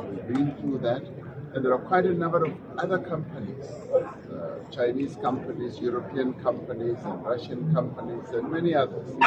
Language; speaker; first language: English; non-native, local second language; Venda